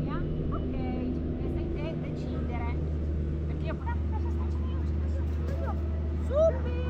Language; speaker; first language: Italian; non-native, fluent; German